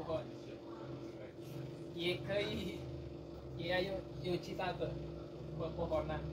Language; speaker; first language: Chinese; non-native, learner; Indonesian